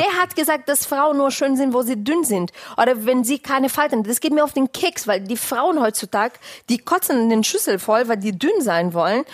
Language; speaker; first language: German; non-native, fluent; Portuguese